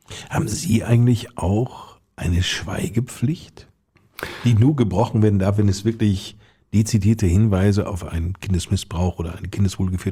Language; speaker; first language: German; native; German